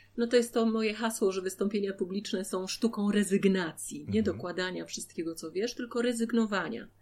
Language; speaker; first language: Polish; native; Polish